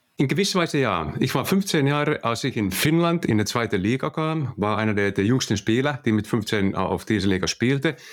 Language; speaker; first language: German; non-native, fluent; Finnish